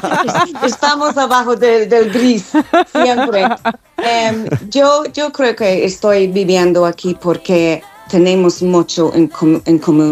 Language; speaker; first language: Spanish; non-native, fluent; English